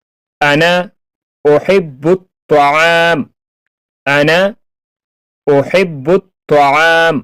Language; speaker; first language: Arabic; non-native, fluent; Pashto